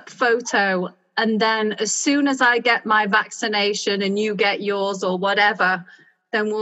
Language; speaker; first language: English; native; English